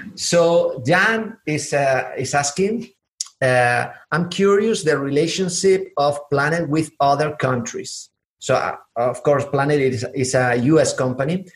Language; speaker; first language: English; non-native, fluent; Spanish